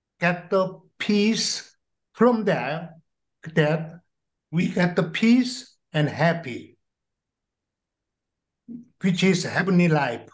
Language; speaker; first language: English; non-native, learner; Korean